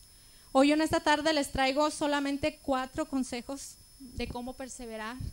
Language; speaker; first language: Spanish; native; Spanish